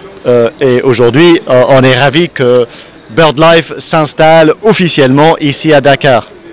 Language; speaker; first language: French; non-native, fluent; English